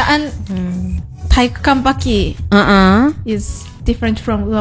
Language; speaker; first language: English; non-native, learner; Japanese